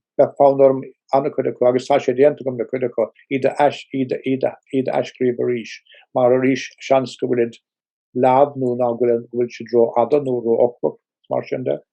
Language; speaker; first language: Irish; non-native, local second language; English